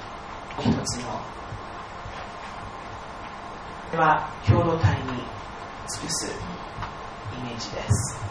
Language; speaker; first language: Japanese; non-native, fluent; English